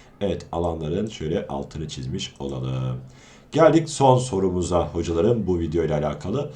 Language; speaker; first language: Turkish; native; Turkish